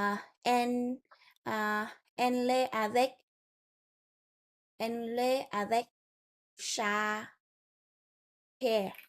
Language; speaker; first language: French; non-native, learner; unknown